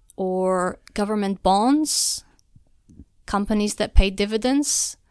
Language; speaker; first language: English; non-native, fluent; Albanian